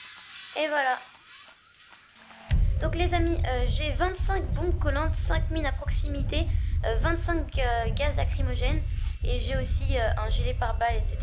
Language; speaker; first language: French; native; French